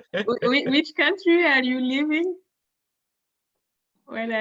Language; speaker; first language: English; non-native, fluent; French